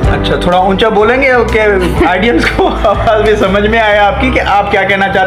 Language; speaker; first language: Hindi; non-native, local second language; Sindhi